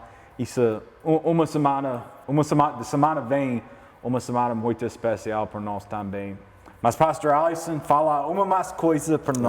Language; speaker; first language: Portuguese; non-native, learner; English